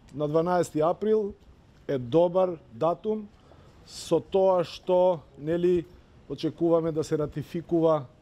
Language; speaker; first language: Macedonian; non-native, local second language; Albanian